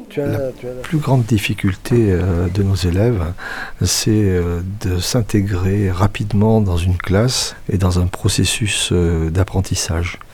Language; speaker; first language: French; native; French